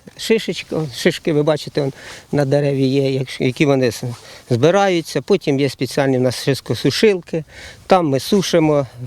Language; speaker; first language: Ukrainian; native; Ukrainian